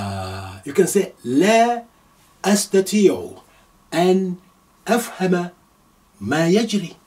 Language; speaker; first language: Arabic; non-native, fluent; Yoruba